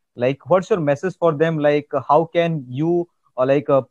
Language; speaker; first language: English; non-native, local second language; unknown